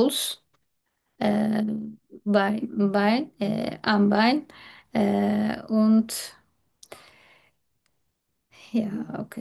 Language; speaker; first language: German; non-native, fluent; Turkish